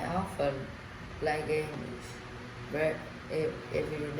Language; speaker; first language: English; non-native, learner; Vietnamese